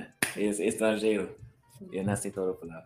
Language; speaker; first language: Portuguese; non-native, learner; English